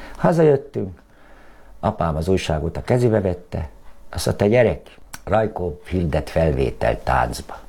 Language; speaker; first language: Hungarian; native; Hungarian